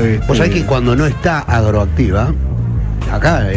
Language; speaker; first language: Spanish; native; Spanish